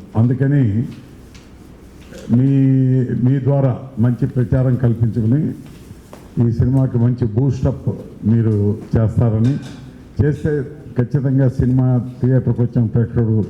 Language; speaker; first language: Telugu; native; Telugu